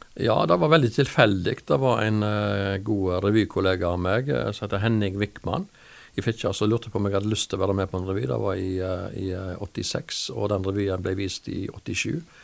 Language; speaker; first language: Norwegian; native; Norwegian